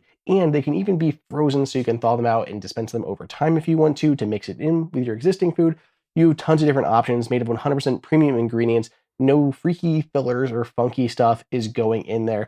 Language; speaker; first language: English; native; English